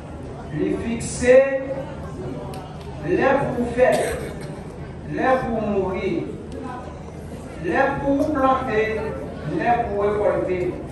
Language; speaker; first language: French; non-native, local second language; Haitian Creole